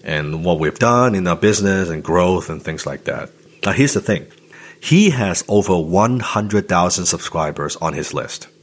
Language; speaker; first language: English; non-native, local second language; Cantonese